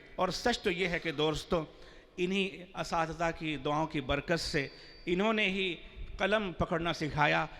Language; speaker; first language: Urdu; native; Urdu